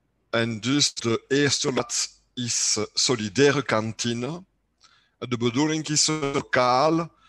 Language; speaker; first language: Dutch; non-native, learner; French